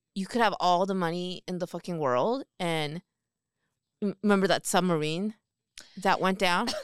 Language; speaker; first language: English; early bilingual, other home language; Korean